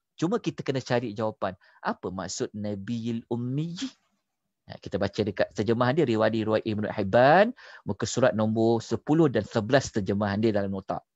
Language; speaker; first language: Malay; native; Malay